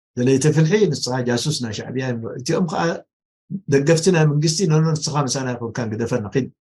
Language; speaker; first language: Tigrinya; non-native, local second language; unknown